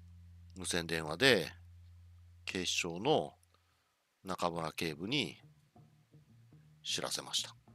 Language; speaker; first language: Japanese; non-native, learner; English